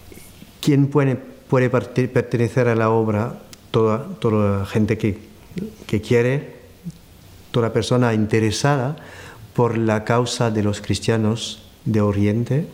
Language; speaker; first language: Spanish; non-native, fluent; French